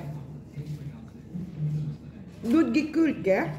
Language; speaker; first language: German; non-native, learner; Filipino